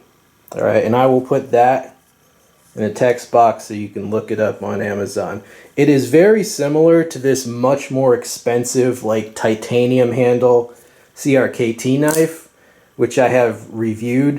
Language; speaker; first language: English; native; English